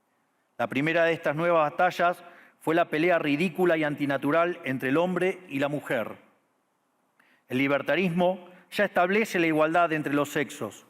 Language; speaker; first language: Spanish; native; Spanish